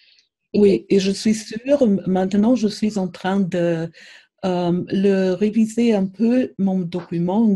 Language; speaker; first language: French; non-native, fluent; German